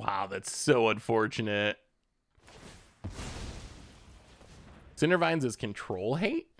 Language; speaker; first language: English; native; English